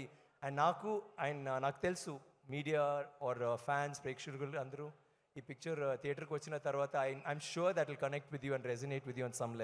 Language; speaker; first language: Telugu; non-native, learner; Tamil